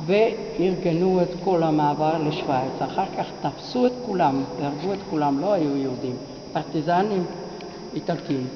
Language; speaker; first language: Hebrew; non-native, fluent; Italian